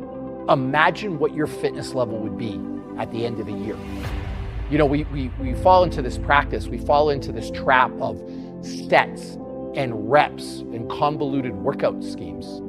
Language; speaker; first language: English; native; English